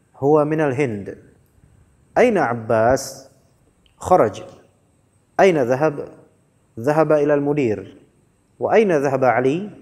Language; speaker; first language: Arabic; non-native, fluent; Indonesian